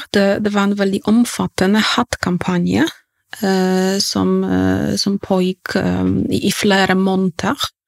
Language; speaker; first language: Norwegian; non-native, fluent; Polish